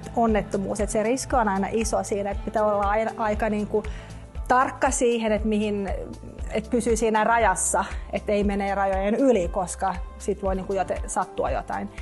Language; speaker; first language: Finnish; non-native, local second language; Swedish